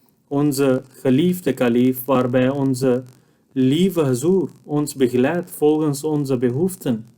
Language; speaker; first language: Dutch; non-native, fluent; Urdu